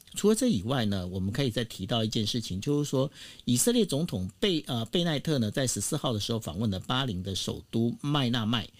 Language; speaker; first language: Chinese; native; Chinese